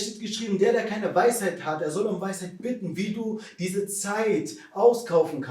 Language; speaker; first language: German; non-native, fluent; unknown